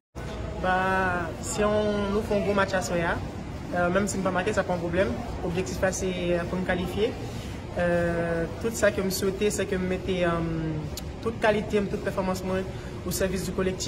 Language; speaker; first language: French; non-native, learner; Haitian Creole